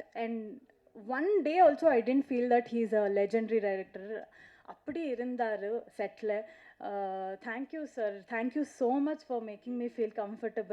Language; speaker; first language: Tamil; non-native, learner; Kannada